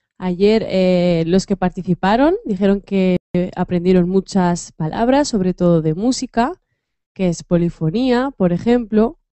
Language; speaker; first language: Spanish; native; Spanish